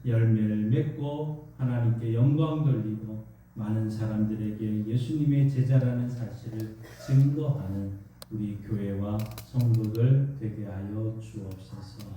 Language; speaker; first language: Korean; native; Korean